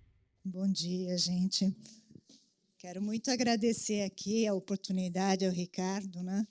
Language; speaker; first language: Portuguese; native; Portuguese